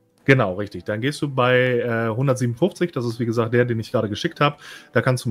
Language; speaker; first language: German; native; German